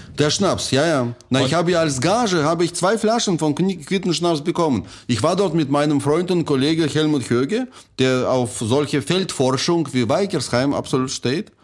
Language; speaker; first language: German; non-native, fluent; Russian